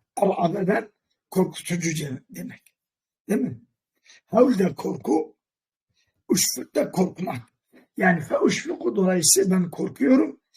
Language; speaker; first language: Turkish; non-native, local second language; Kurdish